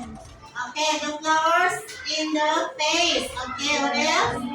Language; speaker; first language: English; non-native, learner; Indonesian